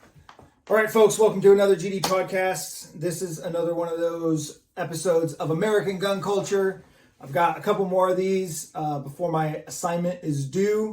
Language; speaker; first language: English; native; English